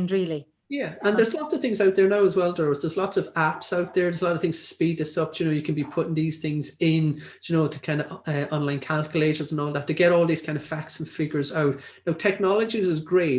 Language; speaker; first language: English; native; English